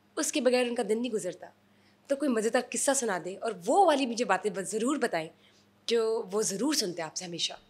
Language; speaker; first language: Urdu; native; Urdu